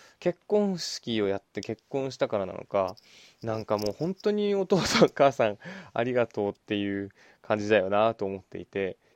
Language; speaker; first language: Japanese; native; Japanese